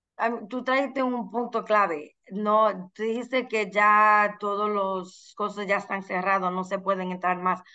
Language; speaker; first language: Spanish; early bilingual, heritage; Spanish